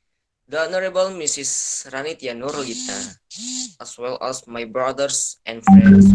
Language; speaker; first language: English; non-native, learner; Indonesian